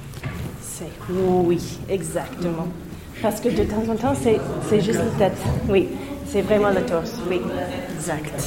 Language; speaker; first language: French; non-native, learner; English